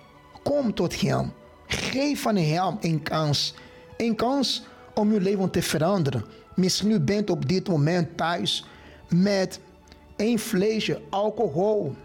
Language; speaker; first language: Dutch; non-native, fluent; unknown